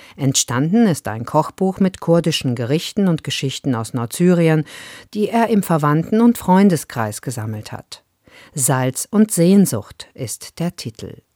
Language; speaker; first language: German; native; German